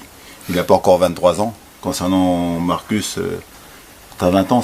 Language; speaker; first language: French; native; French